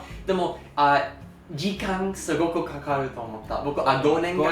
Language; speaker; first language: Japanese; non-native, learner; English